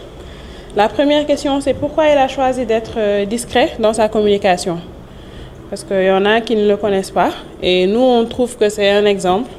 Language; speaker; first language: French; non-native, local second language; Wolof